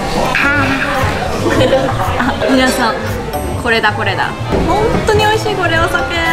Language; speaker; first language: Japanese; early bilingual, heritage; Chinese